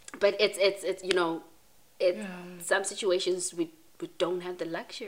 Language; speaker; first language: English; non-native, local second language; Tswana